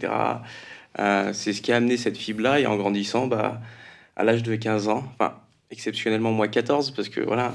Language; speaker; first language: French; native; French